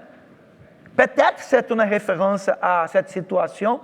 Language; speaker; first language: French; non-native, fluent; Portuguese